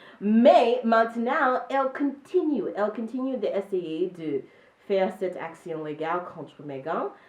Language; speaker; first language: French; non-native, learner; English